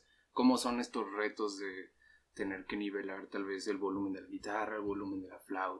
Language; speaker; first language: Spanish; native; Spanish